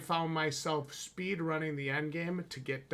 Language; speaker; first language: English; native; English